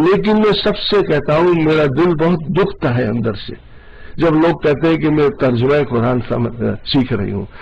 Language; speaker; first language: Urdu; non-native, local second language; Gujarati